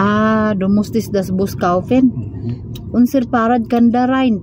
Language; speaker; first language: German; non-native, learner; Filipino